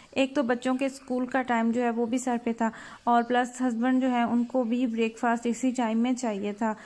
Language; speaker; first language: Urdu; native; Urdu